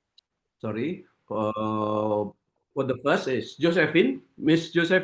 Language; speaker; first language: English; non-native, learner; Indonesian